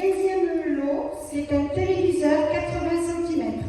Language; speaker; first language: French; native; French